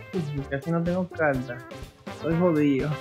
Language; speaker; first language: Spanish; native; Spanish